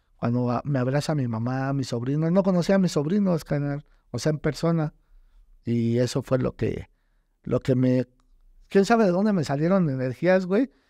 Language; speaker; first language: Spanish; native; Spanish